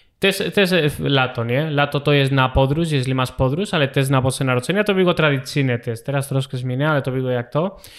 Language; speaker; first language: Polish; non-native, learner; Spanish